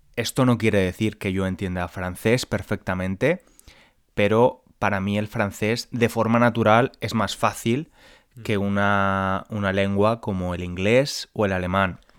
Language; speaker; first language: Spanish; native; Spanish